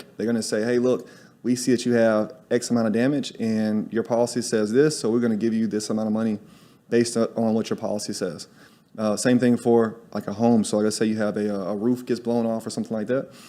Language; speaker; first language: English; native; English